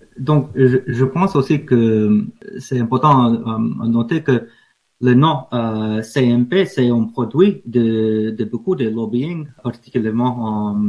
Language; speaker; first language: French; non-native, fluent; English